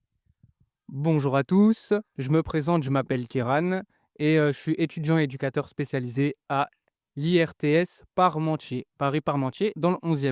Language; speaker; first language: French; native; French